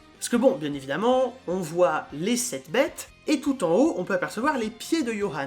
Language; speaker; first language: French; native; French